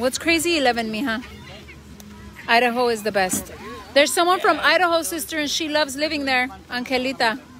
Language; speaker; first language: English; early bilingual, other home language; Spanish